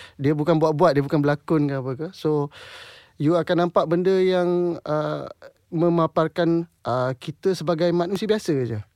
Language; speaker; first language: Malay; non-native, local second language; English